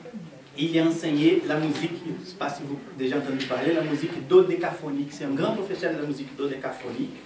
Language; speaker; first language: French; non-native, fluent; Portuguese